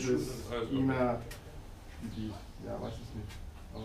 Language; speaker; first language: German; non-native, learner; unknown